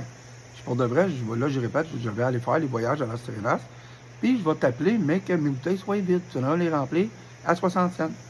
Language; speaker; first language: French; native; French